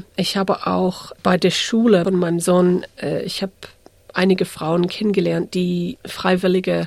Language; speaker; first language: German; early bilingual, heritage; English